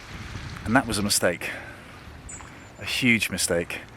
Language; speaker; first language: English; native; English